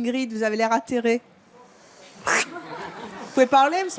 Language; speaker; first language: French; native; French